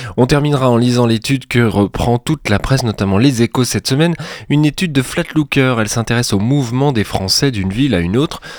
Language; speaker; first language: French; native; French